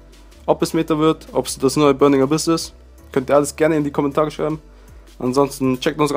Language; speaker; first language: German; native; German